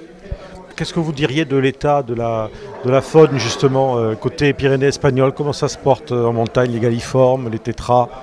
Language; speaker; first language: French; native; French